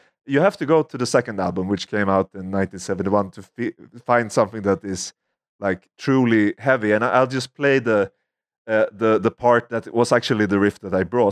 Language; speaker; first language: English; non-native, fluent; Swedish